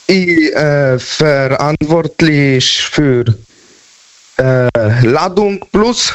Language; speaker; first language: German; non-native, learner; Polish